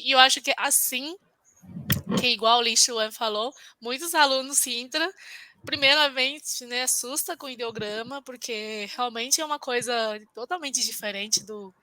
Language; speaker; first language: Portuguese; non-native, fluent; Chinese